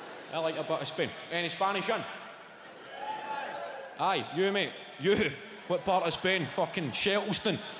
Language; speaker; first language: English; native; English